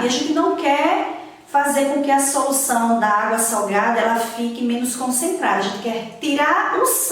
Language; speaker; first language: Portuguese; native; Portuguese